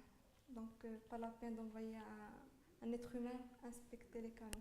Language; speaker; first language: French; non-native, local second language; Arabic